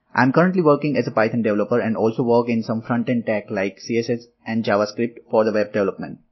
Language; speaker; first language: English; non-native, local second language; Gujarati